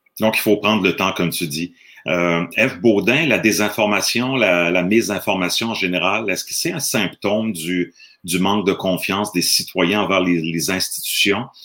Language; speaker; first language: French; native; French